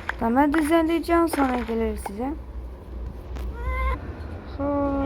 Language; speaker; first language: Turkish; early bilingual, other home language; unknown